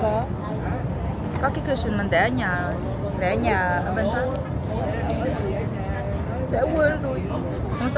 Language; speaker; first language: Vietnamese; early bilingual, heritage; Vietnamese